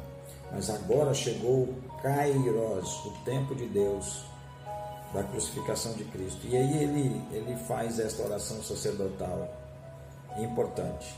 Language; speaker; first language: Portuguese; native; Portuguese